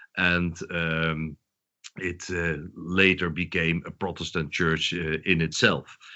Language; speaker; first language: English; non-native, fluent; Dutch